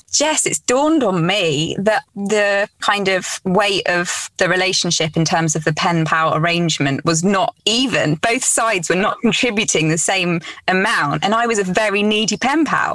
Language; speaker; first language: English; native; English